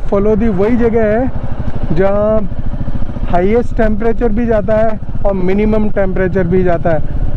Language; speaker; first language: Hindi; native; Hindi